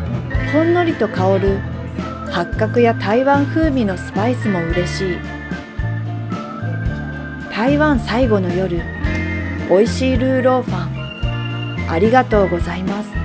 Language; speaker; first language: Japanese; native; Japanese